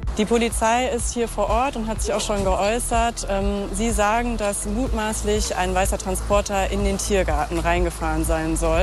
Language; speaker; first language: German; native; German